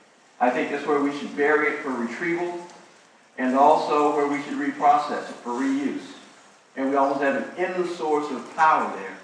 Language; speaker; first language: English; native; English